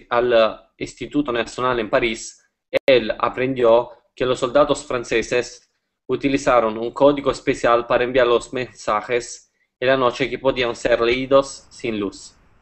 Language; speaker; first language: Spanish; non-native, fluent; Italian